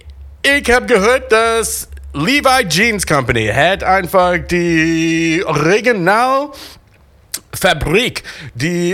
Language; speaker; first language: German; non-native, fluent; English